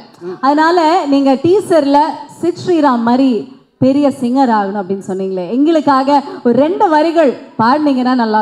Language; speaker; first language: Tamil; native; Tamil